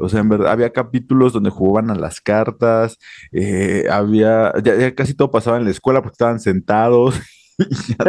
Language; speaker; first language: Spanish; native; Spanish